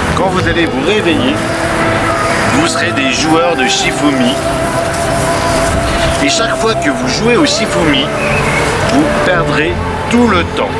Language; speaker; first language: French; native; French